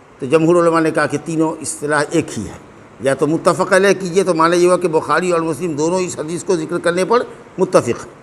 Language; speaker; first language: Urdu; native; Urdu